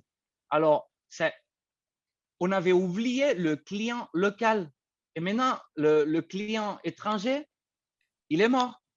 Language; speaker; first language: French; non-native, fluent; Spanish